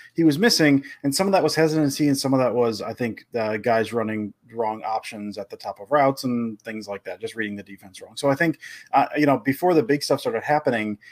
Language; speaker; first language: English; native; English